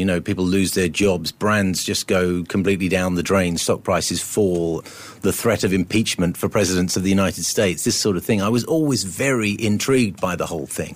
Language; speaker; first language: English; native; English